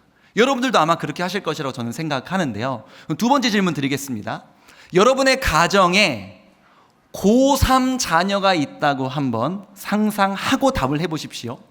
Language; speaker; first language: Korean; native; Korean